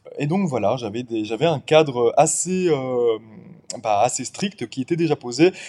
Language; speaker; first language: French; native; French